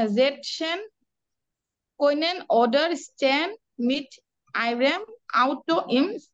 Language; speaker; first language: German; non-native, learner; Bangla